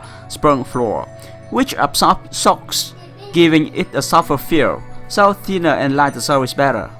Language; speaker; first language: English; non-native, fluent; Vietnamese